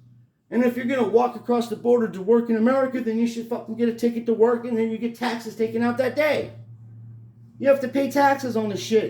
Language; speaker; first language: English; native; English